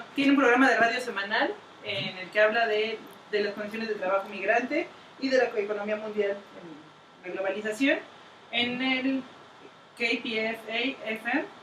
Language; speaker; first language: Spanish; native; Spanish